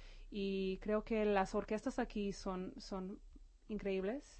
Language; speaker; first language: Spanish; non-native, fluent; Hebrew